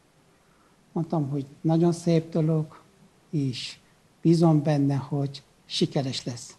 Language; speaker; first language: Hungarian; non-native, learner; Persian